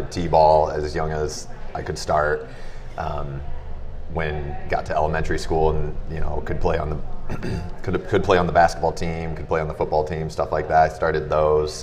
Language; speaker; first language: English; native; English